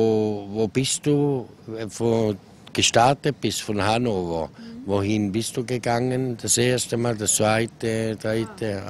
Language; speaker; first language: German; non-native, learner; Italian